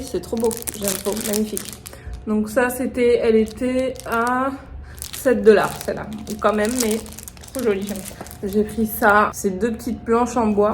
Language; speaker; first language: French; native; French